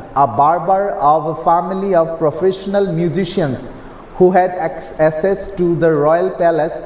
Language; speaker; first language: English; non-native, local second language; Assamese